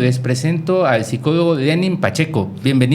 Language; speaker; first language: Spanish; native; Spanish